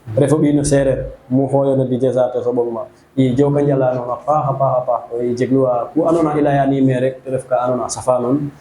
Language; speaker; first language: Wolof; non-native, local second language; Serer